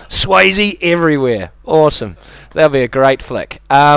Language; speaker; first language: English; native; English